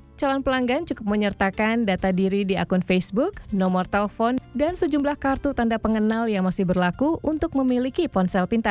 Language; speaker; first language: Indonesian; native; Indonesian